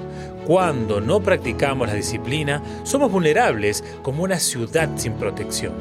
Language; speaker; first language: Spanish; native; Spanish